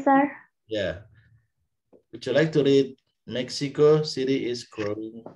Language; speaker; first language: English; non-native, fluent; Indonesian